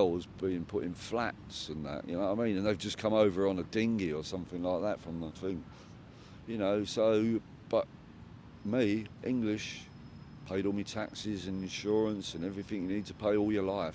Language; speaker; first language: English; native; English